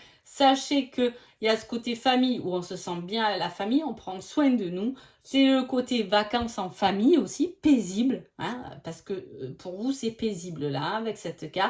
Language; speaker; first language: French; native; French